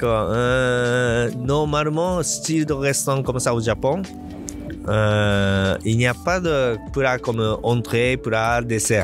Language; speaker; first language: French; non-native, learner; Japanese